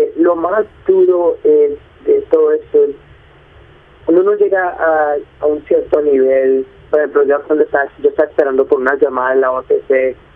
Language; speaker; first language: Spanish; early bilingual, heritage; Spanish